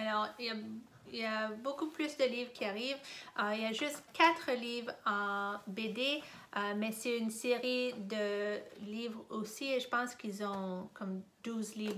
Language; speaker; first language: French; non-native, fluent; English